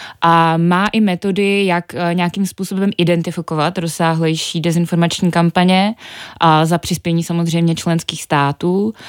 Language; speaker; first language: Czech; native; Czech